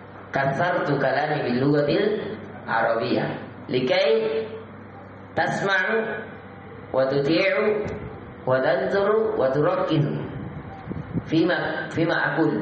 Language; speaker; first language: Arabic; non-native, fluent; Indonesian